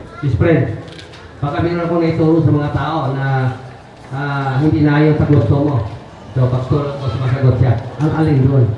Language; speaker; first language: Filipino; non-native, local second language; Cebuano